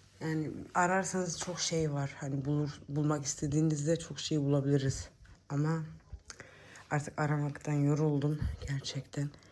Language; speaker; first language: Turkish; early bilingual, heritage; Turkish